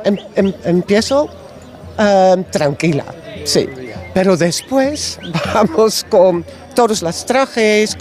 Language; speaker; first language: Spanish; non-native, learner; Dutch